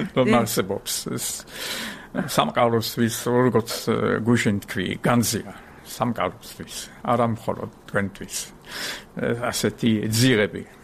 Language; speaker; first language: Georgian; non-native, fluent; Spanish